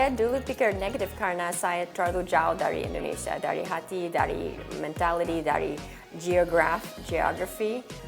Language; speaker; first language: Indonesian; non-native, learner; English